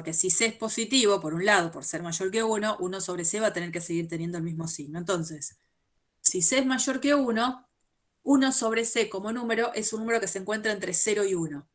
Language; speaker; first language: Spanish; native; Spanish